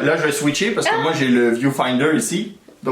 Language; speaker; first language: French; native; French